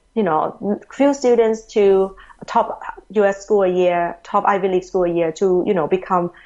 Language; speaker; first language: English; non-native, fluent; Thai